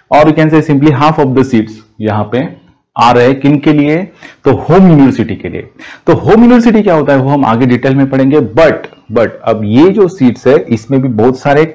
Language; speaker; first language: Hindi; non-native, local second language; Marathi